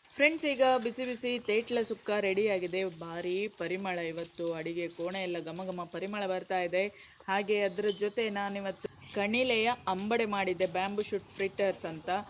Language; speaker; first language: Kannada; non-native, local second language; Konkani